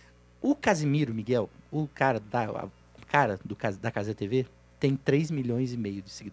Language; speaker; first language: Portuguese; native; Portuguese